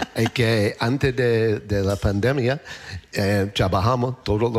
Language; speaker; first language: Spanish; non-native, learner; English